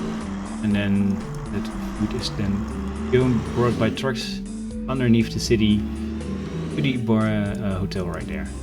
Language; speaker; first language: English; non-native, fluent; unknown